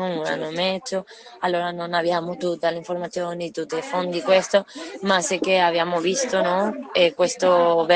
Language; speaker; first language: Italian; non-native, learner; Spanish